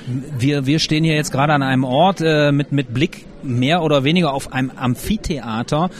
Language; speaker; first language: German; native; German